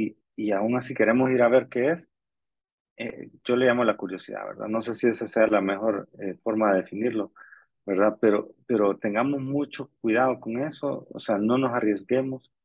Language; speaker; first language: Spanish; native; Spanish